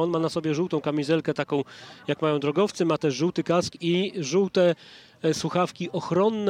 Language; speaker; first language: Polish; native; Polish